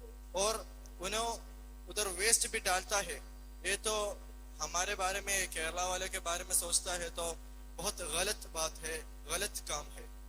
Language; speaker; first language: Hindi; non-native, learner; Malayalam